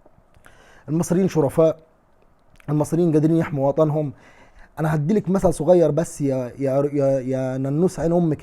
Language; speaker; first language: Arabic; native; Arabic